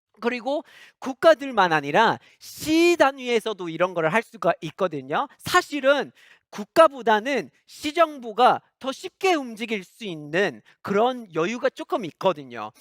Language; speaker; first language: Korean; non-native, fluent; English